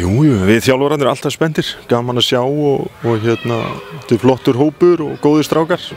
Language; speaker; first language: Icelandic; native; Icelandic